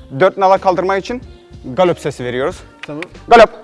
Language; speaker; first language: Turkish; native; Turkish